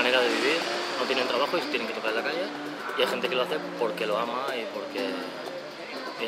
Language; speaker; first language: Spanish; native; Spanish